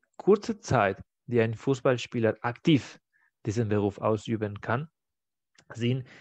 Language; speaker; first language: German; non-native, fluent; Spanish